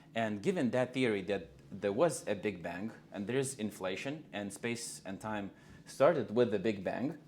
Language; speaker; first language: English; non-native, fluent; Lithuanian